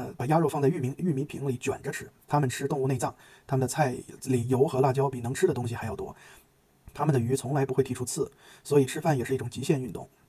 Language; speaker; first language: Chinese; native; Chinese